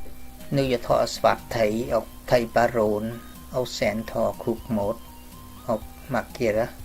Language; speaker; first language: Swedish; non-native, learner; Vietnamese